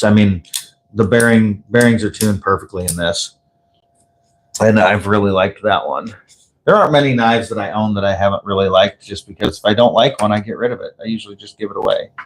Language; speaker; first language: English; native; English